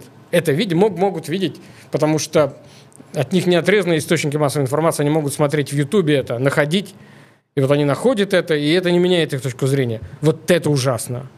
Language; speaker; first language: Russian; native; Russian